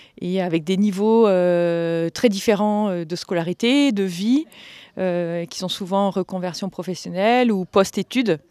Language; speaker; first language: French; native; French